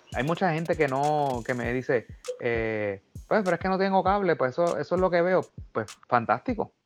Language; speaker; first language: Spanish; native; Spanish